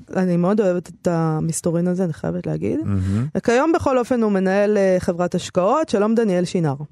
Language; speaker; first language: Hebrew; non-native, local second language; Arabic